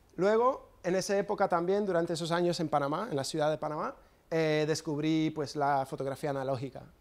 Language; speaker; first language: Spanish; non-native, fluent; English